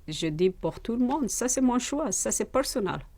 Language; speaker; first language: French; non-native, learner; Persian